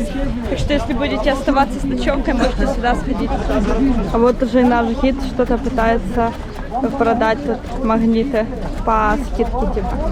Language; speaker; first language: Russian; native; Russian